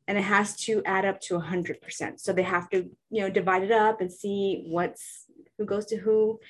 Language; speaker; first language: English; early bilingual, other home language; Spanish